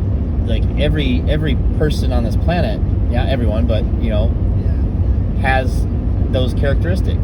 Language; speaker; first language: English; native; English